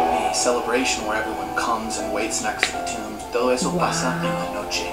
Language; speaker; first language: English; native; English